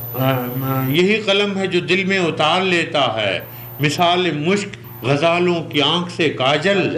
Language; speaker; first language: Urdu; native; Urdu